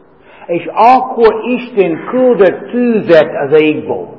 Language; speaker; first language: Hungarian; non-native, fluent; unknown